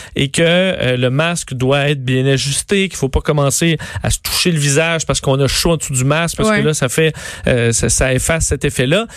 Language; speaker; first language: French; native; French